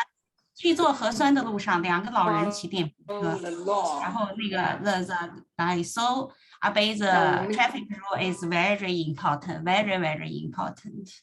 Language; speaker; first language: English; non-native, learner; Chinese